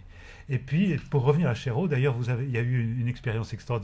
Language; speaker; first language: French; native; French